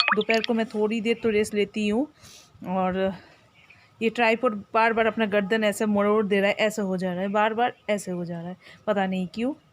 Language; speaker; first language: Hindi; non-native, local second language; Bangla